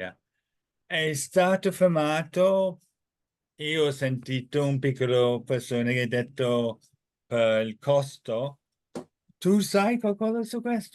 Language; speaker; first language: Italian; non-native, fluent; English